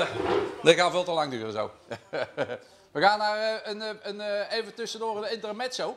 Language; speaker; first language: Dutch; native; Dutch